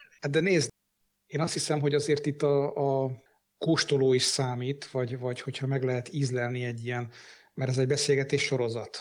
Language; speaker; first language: Hungarian; native; Hungarian